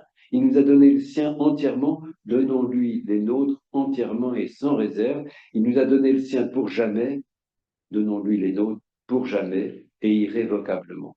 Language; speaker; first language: French; native; French